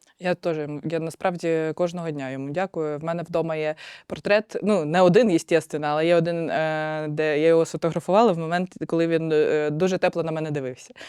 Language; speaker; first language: Ukrainian; non-native, local second language; Russian